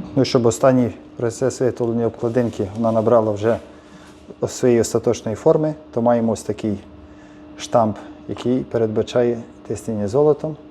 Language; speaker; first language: Ukrainian; native; Ukrainian